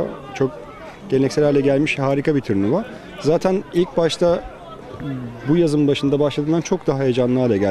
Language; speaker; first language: Turkish; native; Turkish